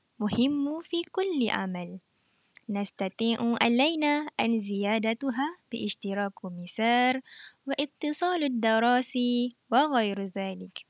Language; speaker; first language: Arabic; non-native, learner; Malay